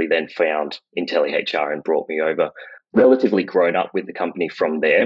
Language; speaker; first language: English; native; English